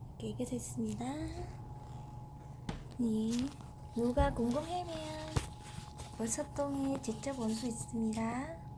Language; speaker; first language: Korean; non-native, learner; Vietnamese